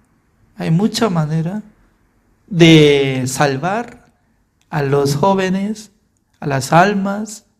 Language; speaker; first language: Spanish; non-native, fluent; Korean